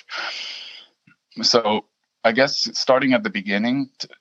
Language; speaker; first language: English; early bilingual, other home language; German